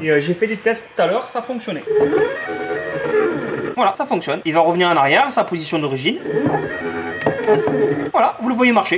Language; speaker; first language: French; native; French